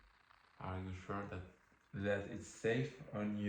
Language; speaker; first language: English; non-native, learner; French